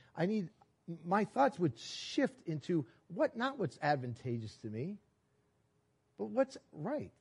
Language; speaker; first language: English; native; English